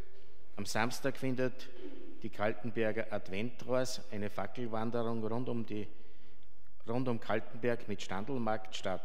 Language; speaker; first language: German; native; German